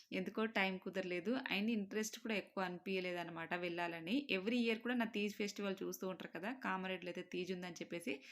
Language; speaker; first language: Telugu; non-native, local second language; Marwari